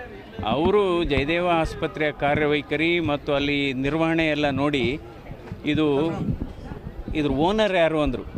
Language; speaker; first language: Kannada; native; Kannada